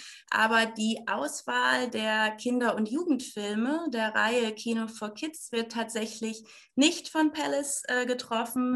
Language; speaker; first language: German; native; German